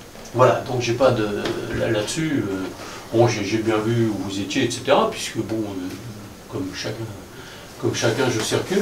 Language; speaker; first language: French; native; French